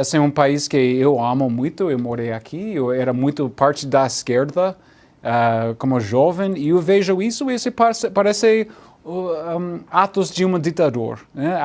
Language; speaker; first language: Portuguese; non-native, learner; English